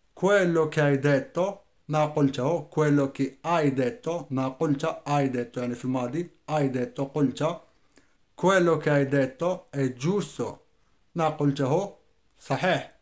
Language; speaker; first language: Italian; non-native, fluent; Arabic